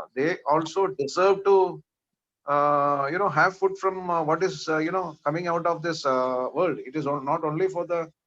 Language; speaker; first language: English; non-native, local second language; Malayalam